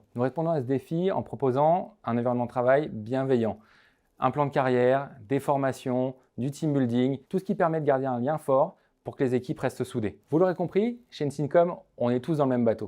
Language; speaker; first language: French; native; French